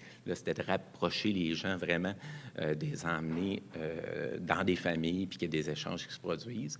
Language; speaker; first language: French; native; French